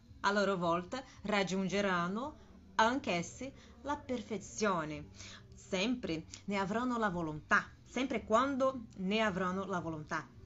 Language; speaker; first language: Italian; non-native, learner; Portuguese